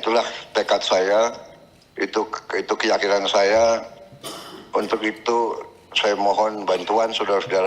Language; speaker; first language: Indonesian; native; Indonesian